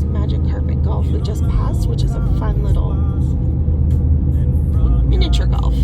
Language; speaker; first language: English; native; English